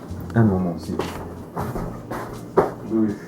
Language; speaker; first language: French; non-native, learner; English